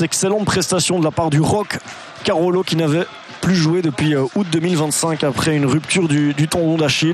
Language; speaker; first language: French; native; French